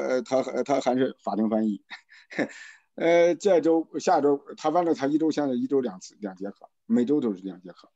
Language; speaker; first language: Chinese; native; Chinese